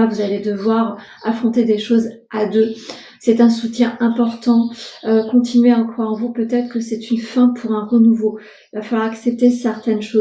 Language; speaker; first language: French; native; French